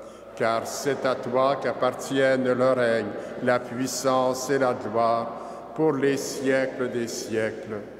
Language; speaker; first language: French; native; French